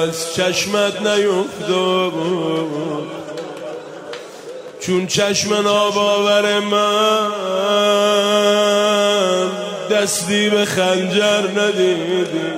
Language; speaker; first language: Persian; native; Persian